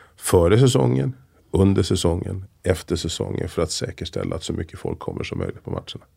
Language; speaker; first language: Swedish; native; Swedish